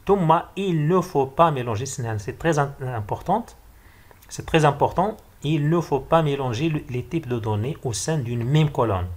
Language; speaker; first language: French; non-native, local second language; Arabic